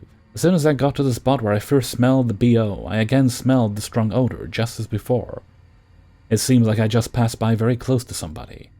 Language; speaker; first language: English; native; English